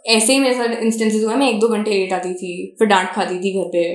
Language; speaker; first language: Hindi; native; Hindi